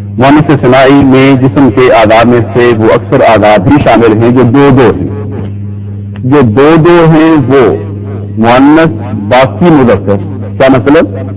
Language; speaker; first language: Urdu; non-native, local second language; Punjabi